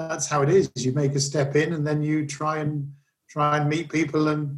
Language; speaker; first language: English; native; English